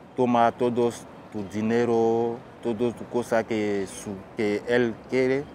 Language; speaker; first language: Spanish; non-native, fluent; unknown